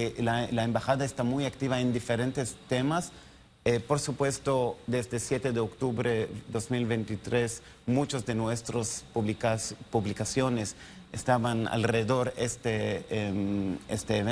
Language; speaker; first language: Spanish; non-native, learner; Hebrew